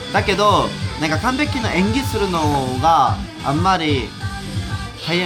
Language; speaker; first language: Japanese; non-native, learner; Korean